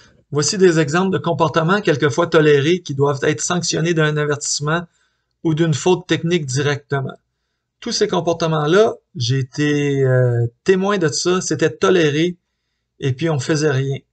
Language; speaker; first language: French; native; French